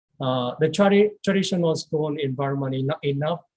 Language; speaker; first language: English; non-native, learner; Vietnamese